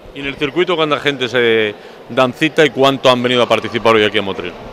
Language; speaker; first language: Spanish; native; Spanish